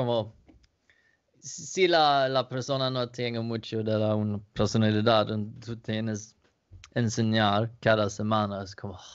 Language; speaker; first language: Spanish; non-native, learner; Danish